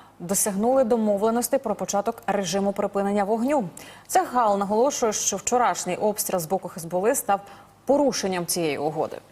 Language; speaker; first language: Ukrainian; native; Ukrainian